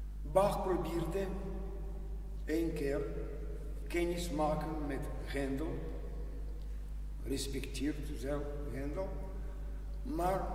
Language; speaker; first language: Dutch; non-native, learner; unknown